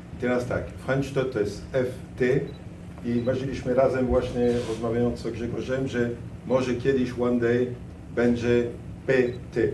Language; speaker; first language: Polish; non-native, fluent; French